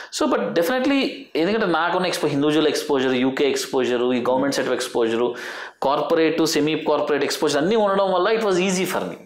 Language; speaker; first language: Telugu; native; Telugu